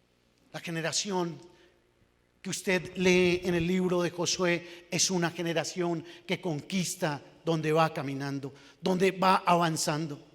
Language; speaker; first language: Spanish; native; Spanish